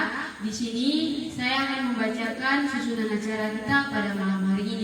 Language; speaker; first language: Indonesian; native; Indonesian